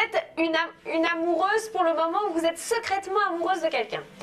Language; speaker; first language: French; native; French